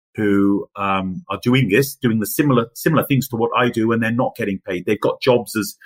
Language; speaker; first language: English; native; English